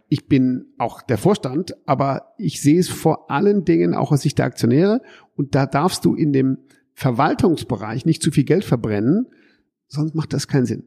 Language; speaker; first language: German; early bilingual, heritage; German